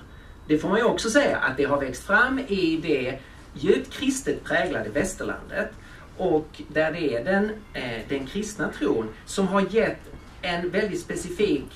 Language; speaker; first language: Swedish; native; Swedish